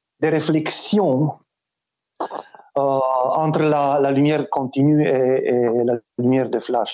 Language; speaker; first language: French; non-native, fluent; Romanian